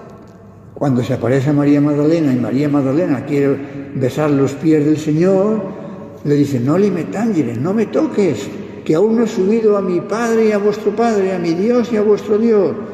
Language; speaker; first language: Spanish; native; Spanish